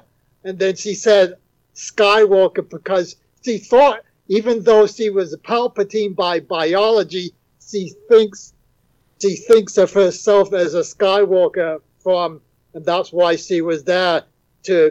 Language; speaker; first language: English; native; English